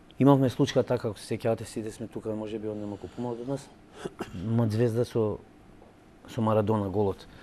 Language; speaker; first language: Macedonian; non-native, local second language; Albanian